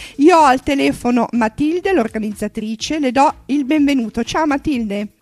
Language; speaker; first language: Italian; native; Italian